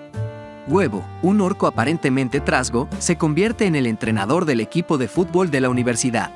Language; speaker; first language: Spanish; native; Spanish